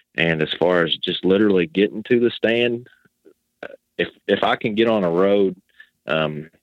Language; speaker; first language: English; native; English